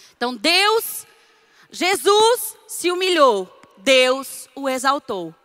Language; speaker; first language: Portuguese; native; Portuguese